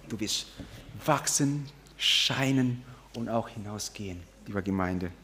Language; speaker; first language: German; non-native, fluent; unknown